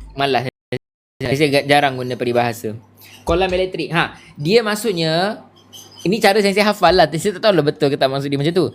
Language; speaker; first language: Malay; native; Malay